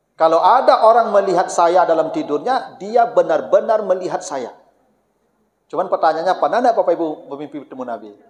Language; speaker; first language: Malay; non-native, local second language; Minangkabau